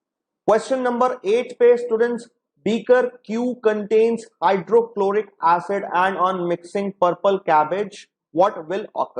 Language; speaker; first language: English; non-native, local second language; Hindi